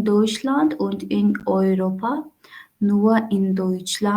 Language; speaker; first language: German; non-native, learner; Urdu